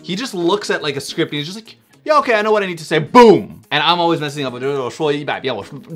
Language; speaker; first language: English; early bilingual, other home language; Spanish